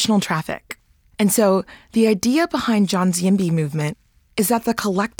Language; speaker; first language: English; native; English